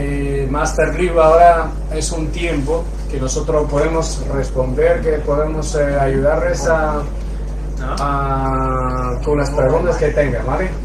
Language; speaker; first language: Spanish; non-native, fluent; Chinese